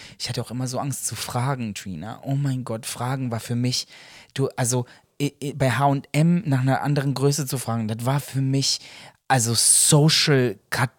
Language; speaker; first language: German; early bilingual, other home language; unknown